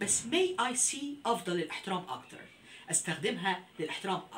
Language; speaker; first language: Arabic; native; Arabic